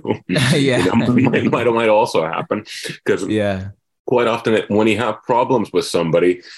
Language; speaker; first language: English; non-native, fluent; Finnish